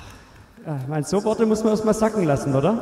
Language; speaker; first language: German; native; German